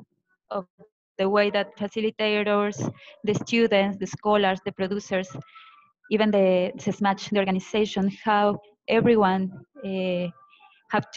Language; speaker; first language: English; non-native, fluent; Spanish